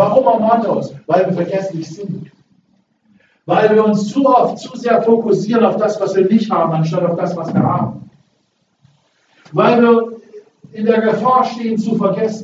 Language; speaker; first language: German; native; German